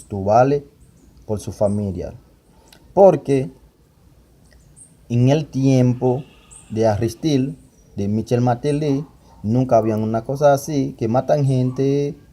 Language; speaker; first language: Spanish; non-native, learner; Haitian Creole